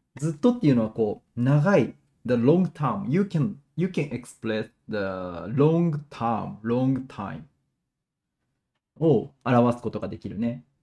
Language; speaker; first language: Japanese; native; Japanese